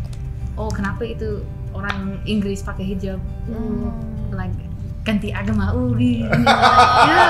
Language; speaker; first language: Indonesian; non-native, learner; English